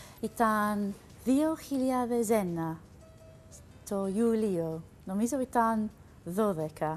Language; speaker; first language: Greek; non-native, learner; English